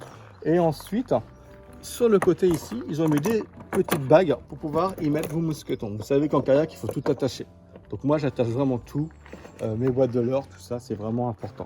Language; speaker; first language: French; native; French